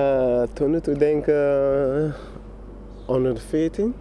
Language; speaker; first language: Dutch; non-native, fluent; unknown